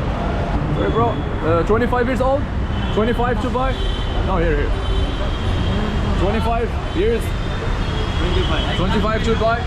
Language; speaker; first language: English; non-native, learner; Arabic